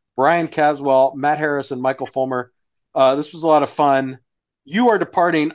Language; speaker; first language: English; native; English